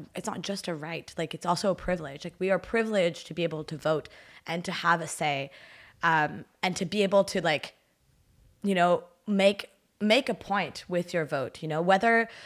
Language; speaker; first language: English; non-native, fluent; French